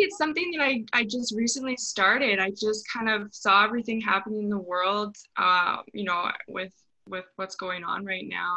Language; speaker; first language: English; native; English